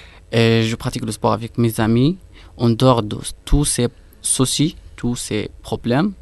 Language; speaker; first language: French; non-native, fluent; Arabic